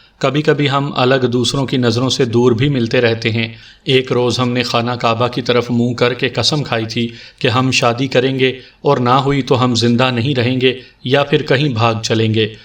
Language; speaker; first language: Urdu; native; Urdu